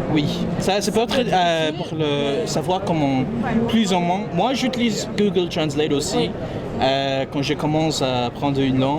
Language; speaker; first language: French; non-native, fluent; English